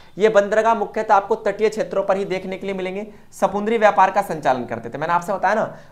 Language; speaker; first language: Hindi; native; Hindi